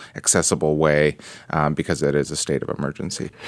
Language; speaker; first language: English; native; English